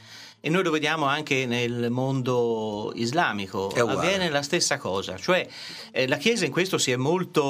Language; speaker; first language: Italian; native; Italian